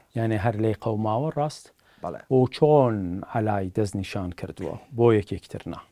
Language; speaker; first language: Central Kurdish; native; Central Kurdish